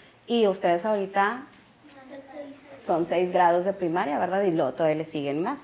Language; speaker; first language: Spanish; native; Spanish